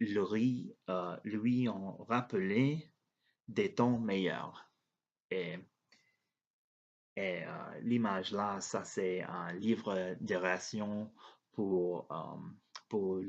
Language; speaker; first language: French; non-native, learner; English